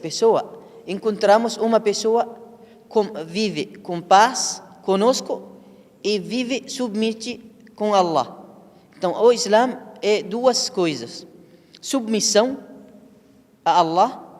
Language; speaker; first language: Portuguese; non-native, learner; Arabic